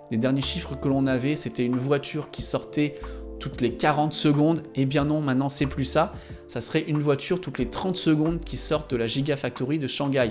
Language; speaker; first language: French; native; French